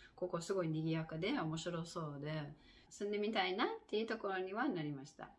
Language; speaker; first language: Japanese; non-native, fluent; English